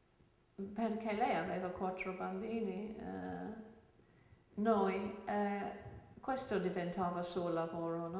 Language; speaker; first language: Italian; non-native, fluent; English